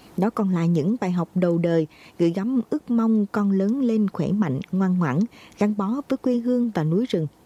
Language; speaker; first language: Vietnamese; native; Vietnamese